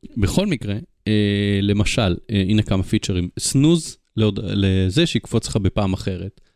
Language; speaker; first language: Hebrew; native; Hebrew